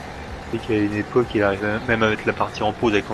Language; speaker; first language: French; native; French